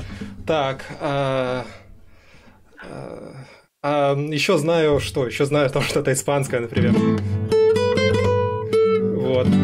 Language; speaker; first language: Russian; native; Russian